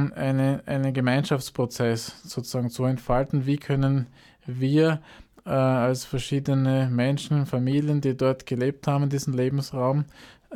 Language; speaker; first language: German; native; German